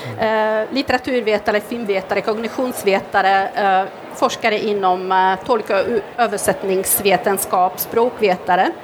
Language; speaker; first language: Swedish; non-native, fluent; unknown